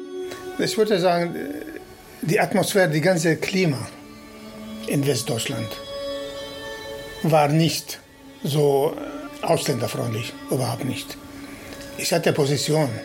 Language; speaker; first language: German; non-native, fluent; Arabic